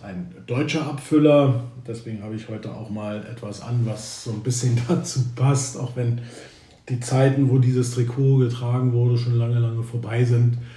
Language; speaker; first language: German; native; German